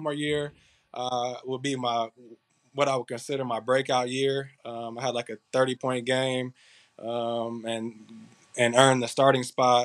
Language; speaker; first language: English; native; English